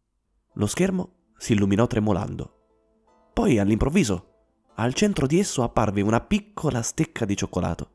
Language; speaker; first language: Italian; native; Italian